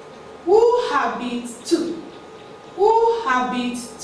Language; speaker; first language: French; non-native, fluent; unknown